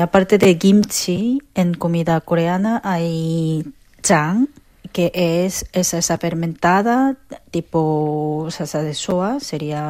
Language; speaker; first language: Spanish; non-native, fluent; Korean